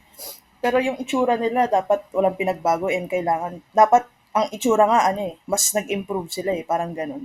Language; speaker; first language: Filipino; native; Filipino